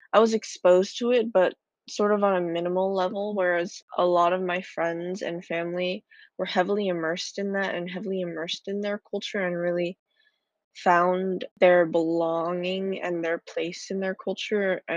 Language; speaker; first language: English; native; English